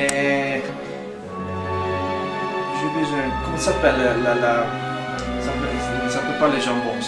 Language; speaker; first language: French; non-native, learner; Italian